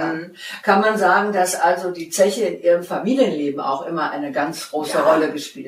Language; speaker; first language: German; native; German